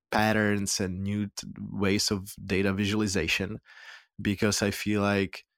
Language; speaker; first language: English; non-native, fluent; Czech